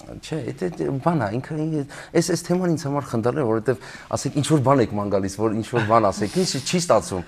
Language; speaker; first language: Armenian; native; Armenian